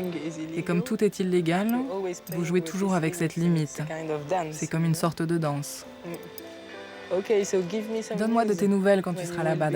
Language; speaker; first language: French; native; French